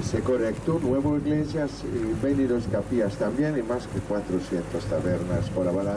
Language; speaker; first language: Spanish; non-native, learner; Dutch